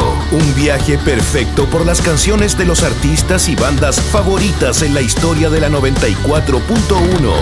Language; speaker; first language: Spanish; native; Spanish